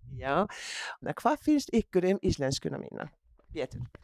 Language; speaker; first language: Icelandic; non-native, learner; Hungarian